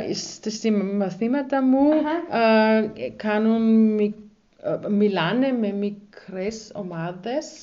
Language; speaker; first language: Greek; non-native, learner; German